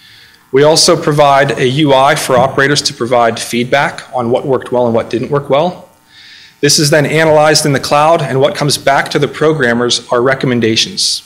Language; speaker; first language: English; native; English